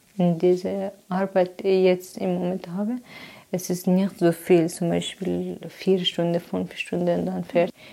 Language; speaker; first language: German; non-native, learner; Persian